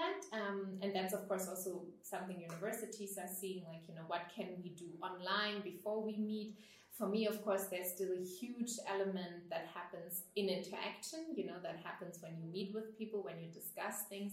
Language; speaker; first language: English; non-native, fluent; German